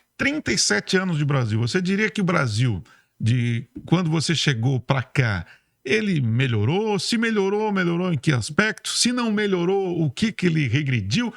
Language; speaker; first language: Portuguese; native; Portuguese